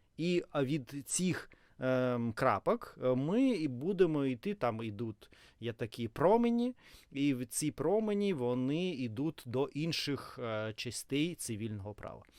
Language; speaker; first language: Ukrainian; non-native, local second language; Russian